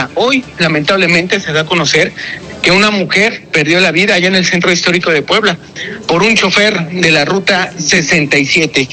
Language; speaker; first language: Spanish; native; Spanish